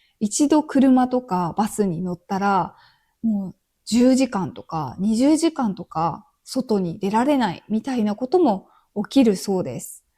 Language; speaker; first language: Japanese; native; Japanese